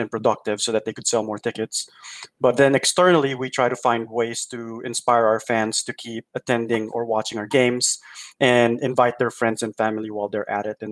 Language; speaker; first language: English; non-native, local second language; Filipino